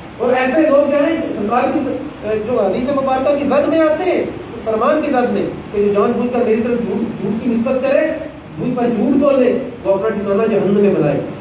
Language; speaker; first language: Urdu; non-native, local second language; Punjabi